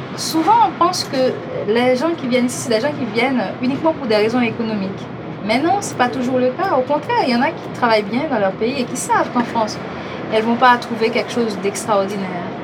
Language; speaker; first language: French; non-native, local second language; Haitian Creole